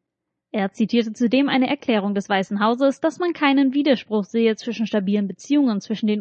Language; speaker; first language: German; native; German